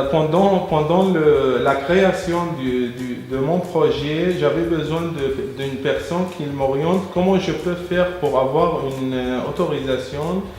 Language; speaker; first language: French; non-native, fluent; Arabic